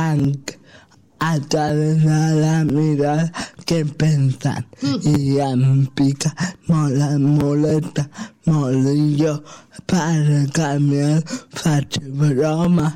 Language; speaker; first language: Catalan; non-native, local second language; Spanish